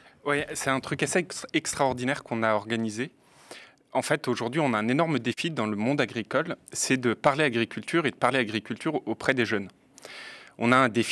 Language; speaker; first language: French; native; French